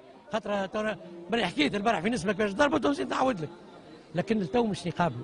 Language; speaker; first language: Arabic; native; Arabic